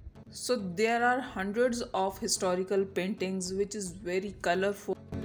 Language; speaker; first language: English; non-native, local second language; Urdu